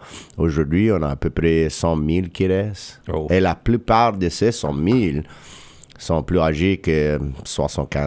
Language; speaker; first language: French; non-native, local second language; English